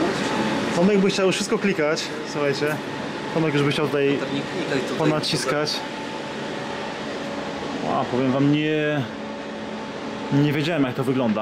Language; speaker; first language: Polish; native; Polish